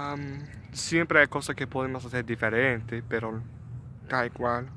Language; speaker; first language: Spanish; non-native, learner; English